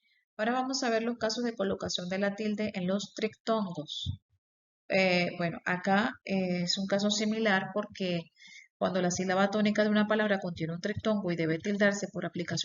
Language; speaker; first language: Spanish; native; Spanish